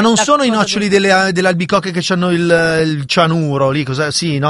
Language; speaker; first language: Italian; native; Italian